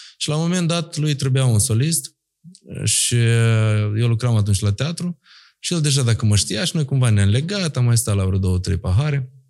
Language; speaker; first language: Romanian; native; Romanian